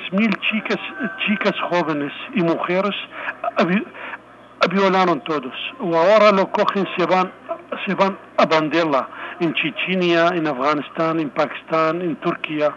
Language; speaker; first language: Spanish; non-native, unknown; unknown